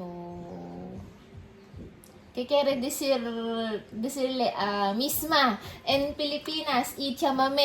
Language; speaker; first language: Spanish; non-native, learner; Filipino